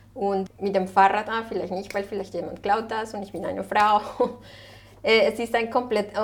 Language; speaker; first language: German; non-native, fluent; Spanish